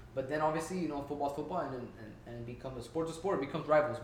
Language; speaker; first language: English; early bilingual, heritage; Spanish